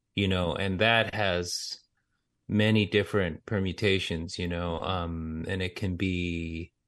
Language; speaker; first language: English; native; English